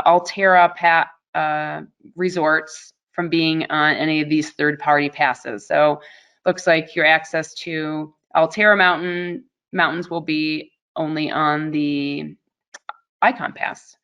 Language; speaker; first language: English; native; English